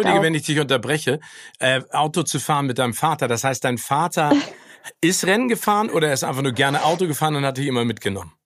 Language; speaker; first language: German; native; German